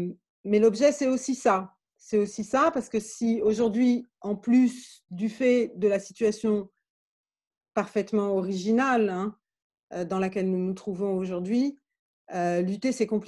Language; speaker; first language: French; native; French